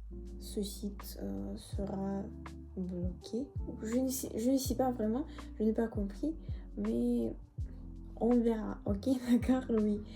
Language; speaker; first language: French; non-native, learner; Russian